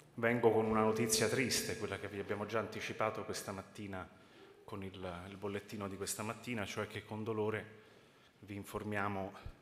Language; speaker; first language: Italian; native; Italian